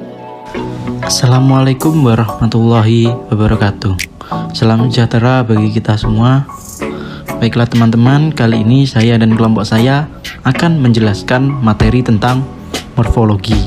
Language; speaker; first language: Indonesian; native; Indonesian